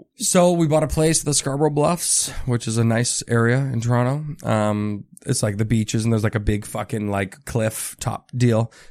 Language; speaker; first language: English; native; English